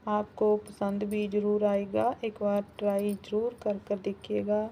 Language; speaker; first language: Hindi; non-native, local second language; Punjabi